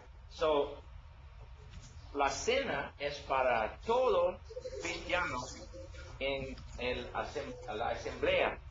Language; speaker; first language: Spanish; non-native, learner; English